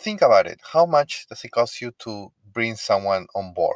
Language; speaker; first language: English; non-native, fluent; Spanish